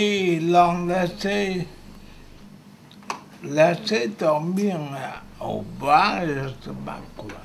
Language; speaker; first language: French; non-native, fluent; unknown